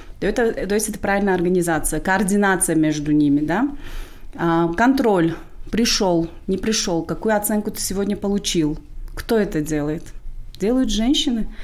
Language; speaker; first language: Russian; non-native, local second language; Tajik